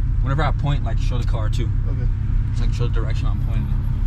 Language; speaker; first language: English; native; English